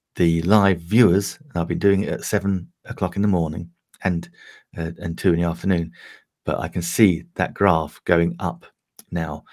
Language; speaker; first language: English; native; English